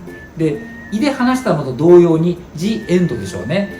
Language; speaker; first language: Japanese; native; Japanese